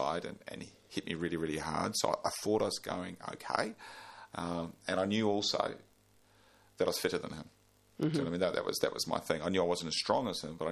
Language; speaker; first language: English; native; English